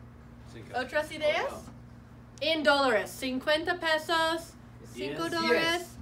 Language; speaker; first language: Spanish; non-native, fluent; English